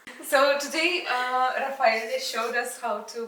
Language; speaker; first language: English; non-native, fluent; Russian